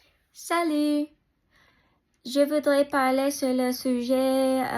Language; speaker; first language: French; non-native, learner; English